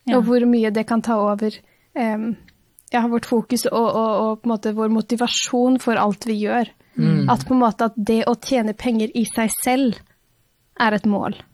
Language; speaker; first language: Norwegian; native; Norwegian